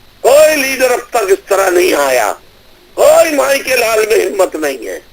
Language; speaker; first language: Urdu; native; Urdu